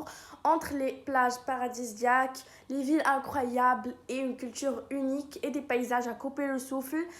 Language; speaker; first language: French; non-native, local second language; Arabic